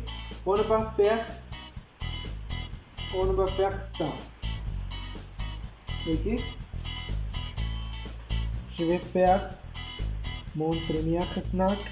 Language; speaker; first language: French; non-native, learner; Spanish